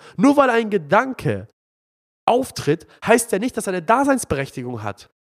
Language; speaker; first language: German; non-native, fluent; Arabic